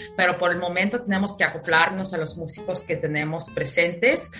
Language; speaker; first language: Spanish; non-native, fluent; Ukrainian